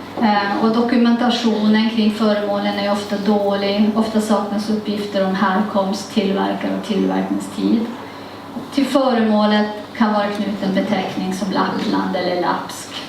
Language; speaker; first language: Swedish; native; Swedish